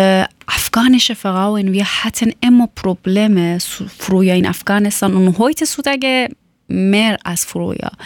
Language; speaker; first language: German; non-native, learner; Persian